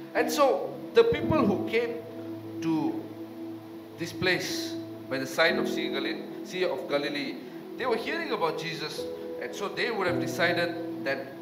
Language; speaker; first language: English; non-native, local second language; Tamil